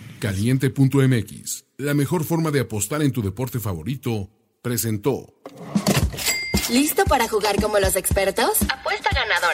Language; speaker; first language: Spanish; native; Spanish